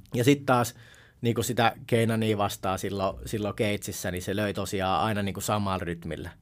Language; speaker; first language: Finnish; native; Finnish